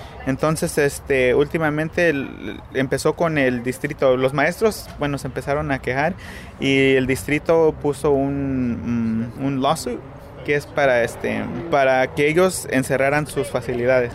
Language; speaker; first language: Spanish; early bilingual, heritage; Spanish